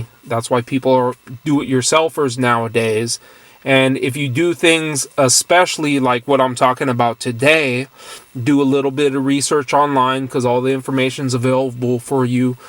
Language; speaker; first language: English; native; English